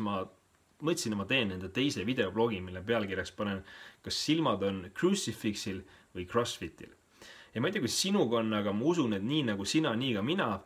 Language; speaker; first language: Estonian; native; Estonian